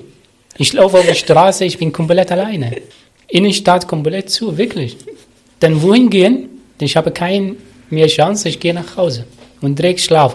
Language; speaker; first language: German; non-native, learner; Arabic